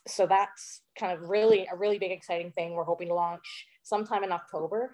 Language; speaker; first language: English; native; English